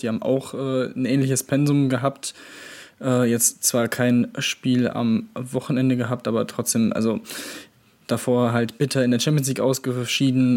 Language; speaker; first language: German; native; German